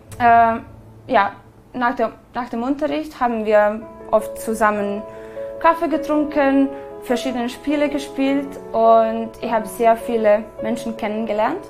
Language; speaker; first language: German; non-native, fluent; Serbian